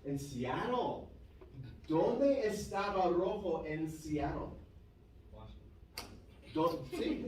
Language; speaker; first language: Spanish; non-native, fluent; English